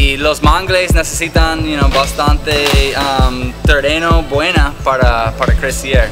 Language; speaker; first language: Spanish; early bilingual, heritage; English